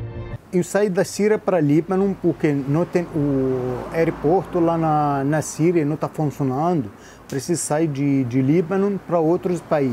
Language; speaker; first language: Portuguese; non-native, learner; Arabic